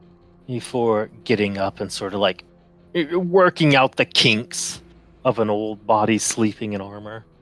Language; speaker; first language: English; native; English